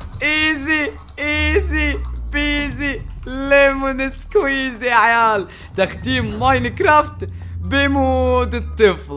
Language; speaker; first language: Arabic; native; Arabic